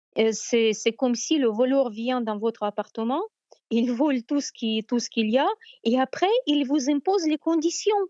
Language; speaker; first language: French; non-native, fluent; Ukrainian